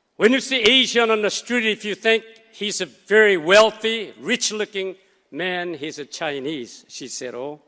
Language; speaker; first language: English; non-native, fluent; Korean